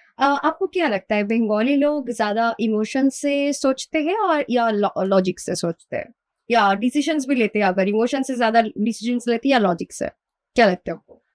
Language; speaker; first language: Hindi; non-native, local second language; Bangla